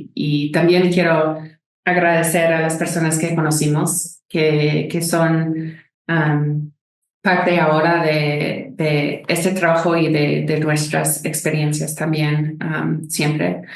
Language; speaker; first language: Spanish; non-native, fluent; English